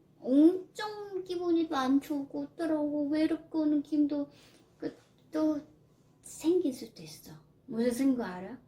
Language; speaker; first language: Korean; non-native, learner; Vietnamese